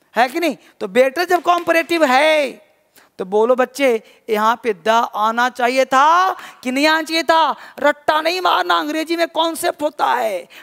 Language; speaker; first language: Hindi; native; Hindi